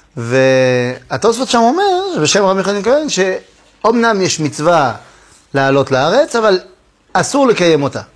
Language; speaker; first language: Hebrew; non-native, fluent; French